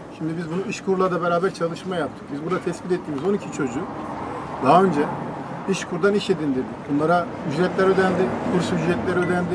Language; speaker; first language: Turkish; native; Turkish